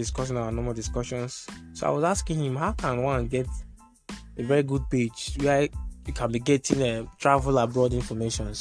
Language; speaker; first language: English; non-native, local second language; Igbo